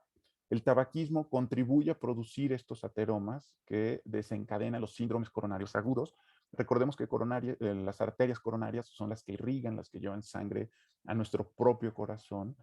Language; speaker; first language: Spanish; native; Spanish